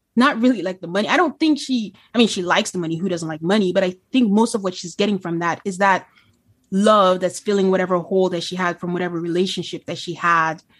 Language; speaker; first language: English; non-native, local second language; Yoruba